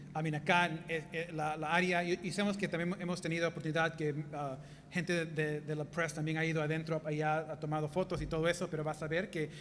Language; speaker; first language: Spanish; early bilingual, heritage; Spanish